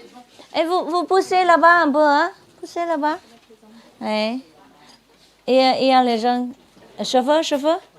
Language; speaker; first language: French; non-native, learner; Vietnamese